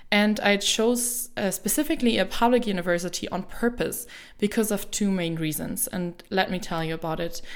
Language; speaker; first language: English; non-native, fluent; German